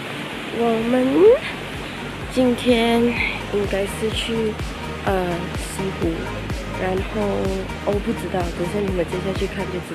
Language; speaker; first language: Chinese; early bilingual, heritage; Cantonese